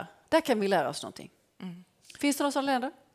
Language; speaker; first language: Swedish; native; Swedish